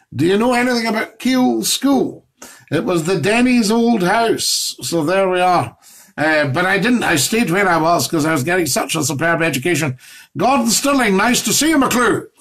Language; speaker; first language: English; native; English